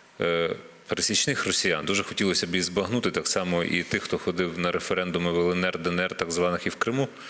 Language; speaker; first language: Ukrainian; native; Ukrainian